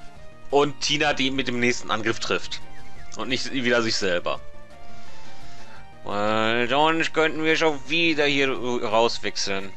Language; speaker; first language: German; native; German